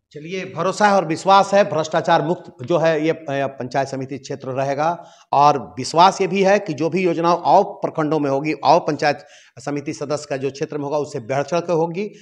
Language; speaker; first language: Hindi; native; Hindi